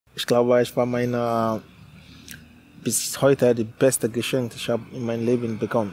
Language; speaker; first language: German; non-native, learner; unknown